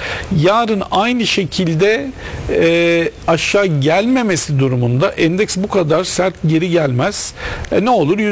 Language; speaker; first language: Turkish; native; Turkish